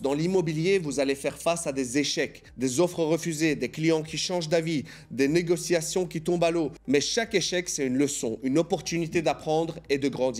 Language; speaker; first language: French; native; French